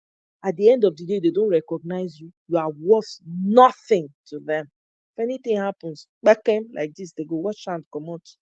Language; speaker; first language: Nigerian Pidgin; non-native, local second language; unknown